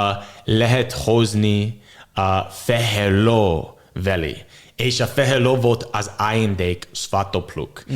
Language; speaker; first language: Hungarian; non-native, learner; English